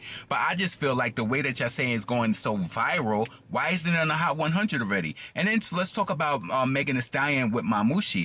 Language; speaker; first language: English; native; English